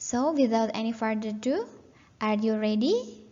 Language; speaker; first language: English; non-native, fluent; Indonesian